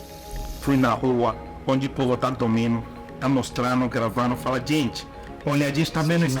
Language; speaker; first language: Portuguese; non-native, learner; Igbo